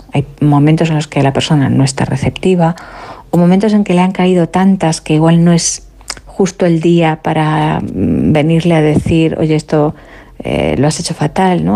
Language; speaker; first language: Spanish; native; Spanish